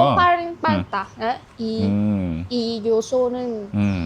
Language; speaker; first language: Korean; non-native, learner; Vietnamese